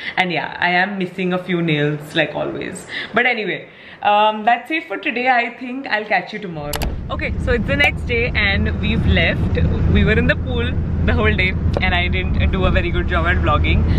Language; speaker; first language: English; non-native, local second language; Hindi